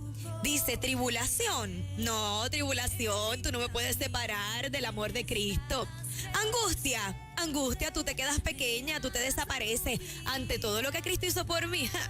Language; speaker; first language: Spanish; native; Spanish